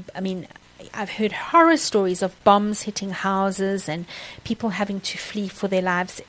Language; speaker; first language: English; native; English